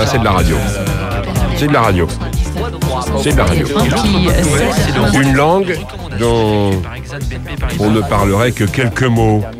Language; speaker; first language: French; native; French